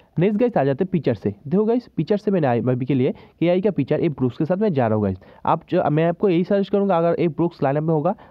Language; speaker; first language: Hindi; native; Hindi